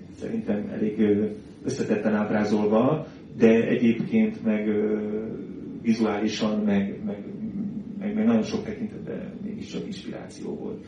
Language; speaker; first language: Hungarian; native; Hungarian